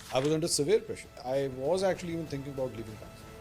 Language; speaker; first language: English; non-native, local second language; Urdu